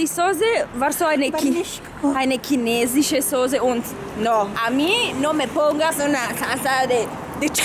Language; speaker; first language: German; early bilingual, other home language; Spanish